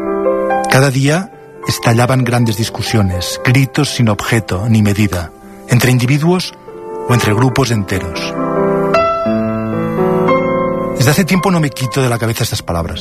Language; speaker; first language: Spanish; native; Spanish